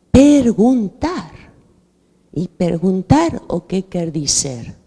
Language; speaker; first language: Portuguese; non-native, fluent; Spanish